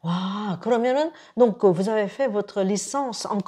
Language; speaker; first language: French; non-native, fluent; Korean